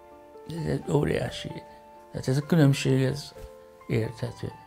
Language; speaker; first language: Hungarian; non-native, fluent; Arabic